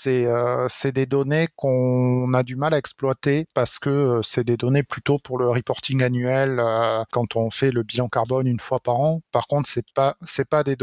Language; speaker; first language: French; native; French